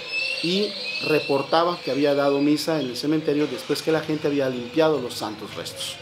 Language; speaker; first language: Spanish; native; Spanish